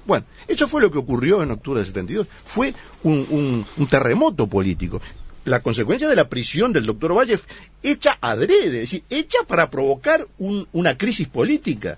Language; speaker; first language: Spanish; native; Spanish